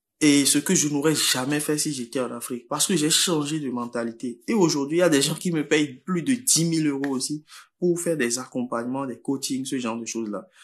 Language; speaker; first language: French; non-native, local second language; Fon